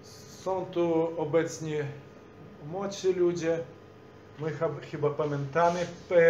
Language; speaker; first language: Polish; non-native, fluent; Belarusian